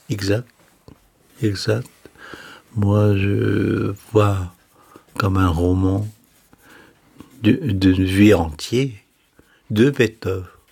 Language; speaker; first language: French; non-native, fluent; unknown